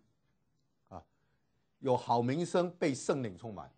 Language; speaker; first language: Chinese; native; Chinese